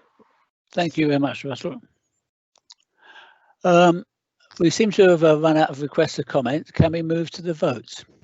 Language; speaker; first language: English; native; English